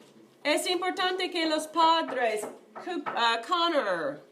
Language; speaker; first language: Spanish; non-native, fluent; English